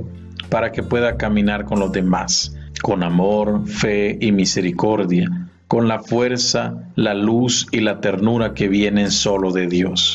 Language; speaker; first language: Spanish; native; Spanish